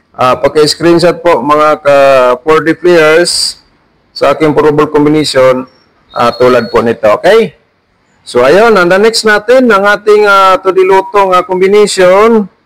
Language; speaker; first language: Filipino; non-native, local second language; Cebuano